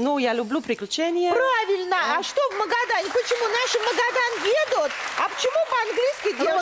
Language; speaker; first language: Russian; non-native, learner; English